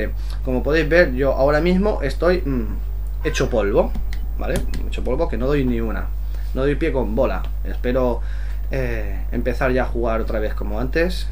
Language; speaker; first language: Spanish; native; Spanish